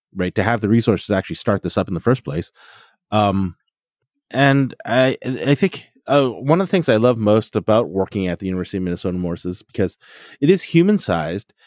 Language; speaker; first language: English; native; English